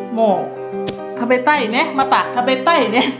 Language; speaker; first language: Japanese; non-native, learner; Thai